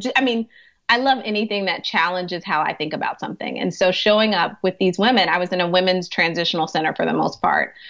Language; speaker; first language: English; native; English